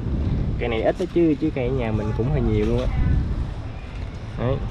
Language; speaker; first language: Vietnamese; native; Vietnamese